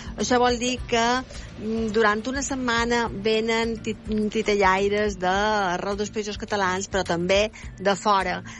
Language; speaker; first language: Catalan; native; Catalan